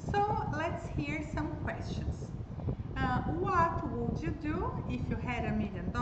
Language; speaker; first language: English; non-native, fluent; Portuguese